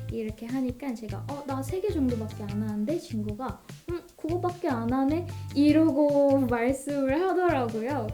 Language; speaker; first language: Korean; non-native, fluent; Malay